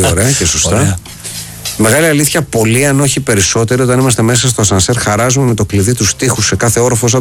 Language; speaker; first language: Greek; native; Greek